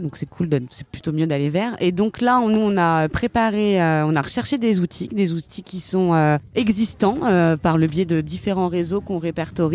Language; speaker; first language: French; native; French